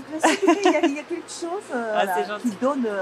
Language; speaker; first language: French; non-native, fluent; Japanese